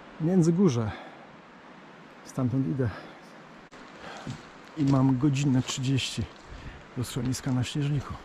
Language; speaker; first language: Polish; native; Polish